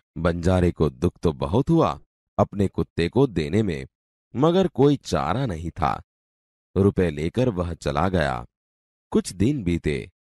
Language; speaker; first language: Hindi; non-native, local second language; Gujarati